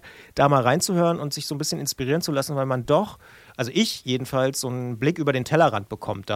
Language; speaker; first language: German; native; German